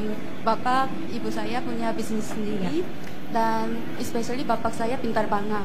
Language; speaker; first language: Indonesian; non-native, fluent; Korean